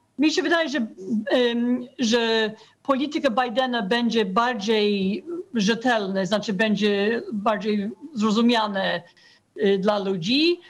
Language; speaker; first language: Polish; non-native, fluent; English